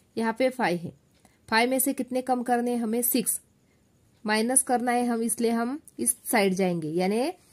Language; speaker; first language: Hindi; non-native, local second language; Marathi